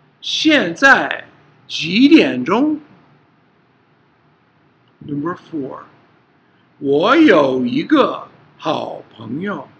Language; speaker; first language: Chinese; non-native, fluent; English